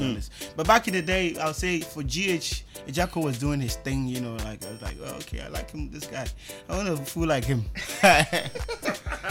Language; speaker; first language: English; non-native, local second language; Akan